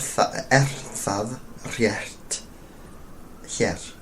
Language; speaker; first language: Icelandic; non-native, learner; English